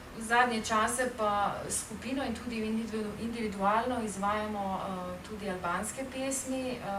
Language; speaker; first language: Slovenian; non-native, fluent; Albanian